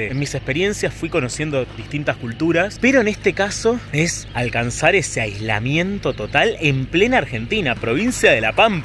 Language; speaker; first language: Spanish; native; Spanish